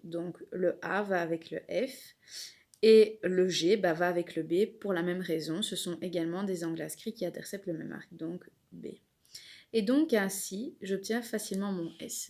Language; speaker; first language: French; native; French